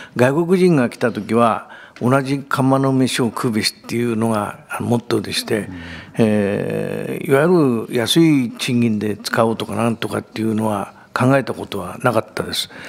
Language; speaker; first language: Japanese; native; Japanese